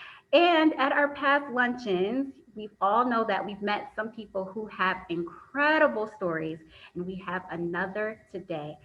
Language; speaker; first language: English; native; English